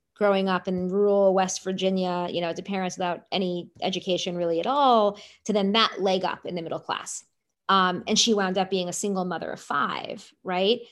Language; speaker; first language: English; native; English